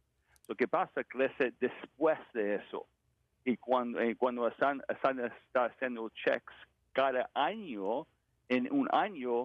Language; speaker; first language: Spanish; non-native, learner; English